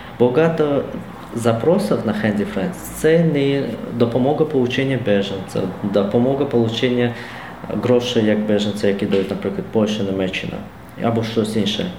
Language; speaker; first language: Ukrainian; non-native, learner; Tajik